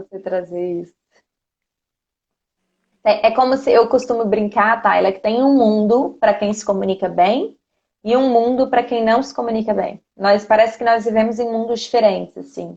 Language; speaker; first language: Portuguese; native; Portuguese